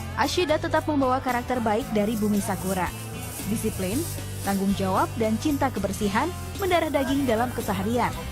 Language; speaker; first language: Indonesian; native; Indonesian